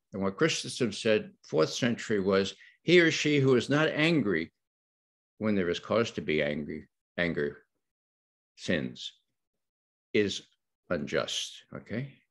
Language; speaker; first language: English; native; English